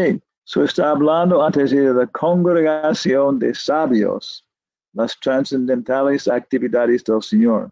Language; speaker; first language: Spanish; non-native, learner; English